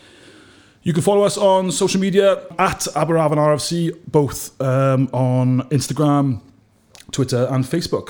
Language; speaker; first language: English; native; English